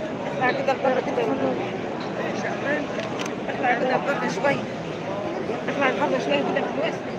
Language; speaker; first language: Arabic; native; Arabic